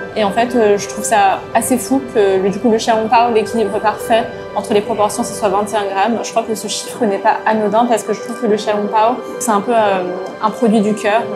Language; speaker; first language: French; native; French